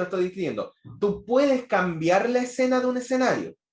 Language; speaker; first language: Spanish; native; Spanish